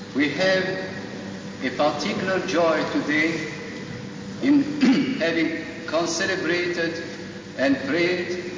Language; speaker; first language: English; non-native, fluent; Russian